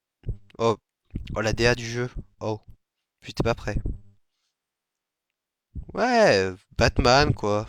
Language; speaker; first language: French; native; French